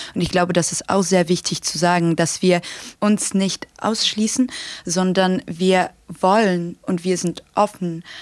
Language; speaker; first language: German; non-native, fluent; Ukrainian